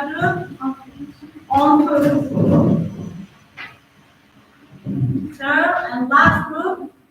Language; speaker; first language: English; non-native, fluent; Uzbek